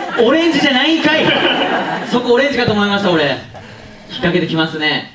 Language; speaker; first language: Japanese; native; Japanese